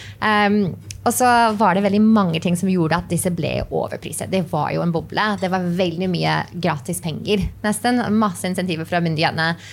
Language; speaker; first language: Norwegian; non-native, fluent; English